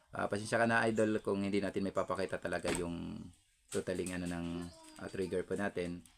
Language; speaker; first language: Filipino; non-native, local second language; Hiligaynon